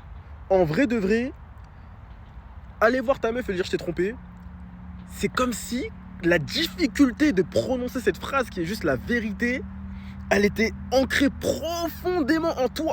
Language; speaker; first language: French; native; French